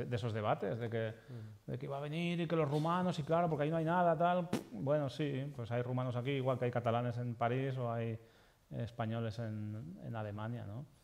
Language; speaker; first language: Spanish; native; Spanish